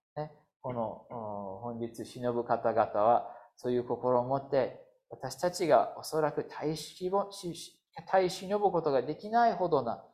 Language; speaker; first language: Japanese; non-native, fluent; English